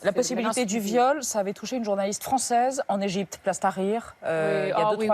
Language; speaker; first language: French; native; French